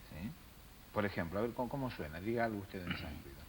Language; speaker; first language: Spanish; native; Spanish